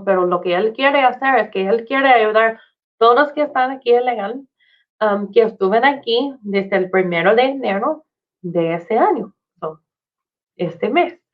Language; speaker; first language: Spanish; non-native, fluent; English